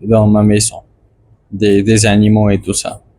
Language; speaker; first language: French; non-native, learner; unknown